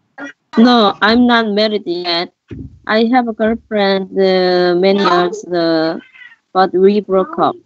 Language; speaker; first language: English; non-native, learner; Korean